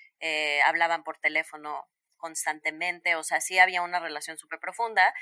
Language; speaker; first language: Spanish; native; Spanish